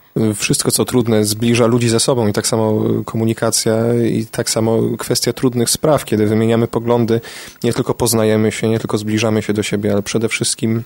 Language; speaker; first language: Polish; native; Polish